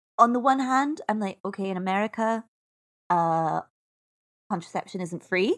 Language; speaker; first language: English; native; English